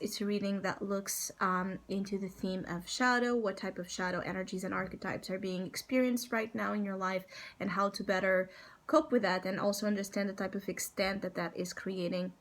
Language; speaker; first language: English; non-native, fluent; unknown